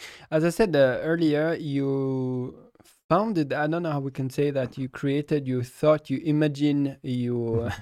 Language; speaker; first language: English; non-native, fluent; French